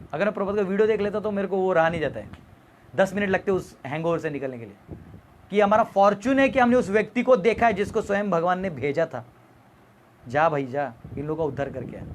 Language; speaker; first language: Hindi; non-native, local second language; Marathi